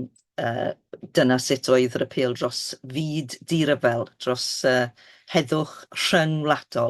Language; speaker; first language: Welsh; native; Welsh